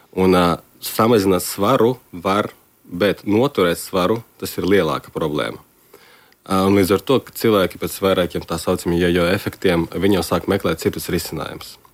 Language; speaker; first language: Latvian; non-native, local second language; Russian